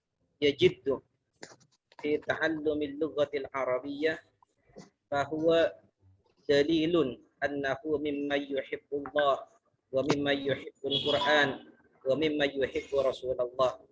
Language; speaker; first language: Arabic; non-native, fluent; Malay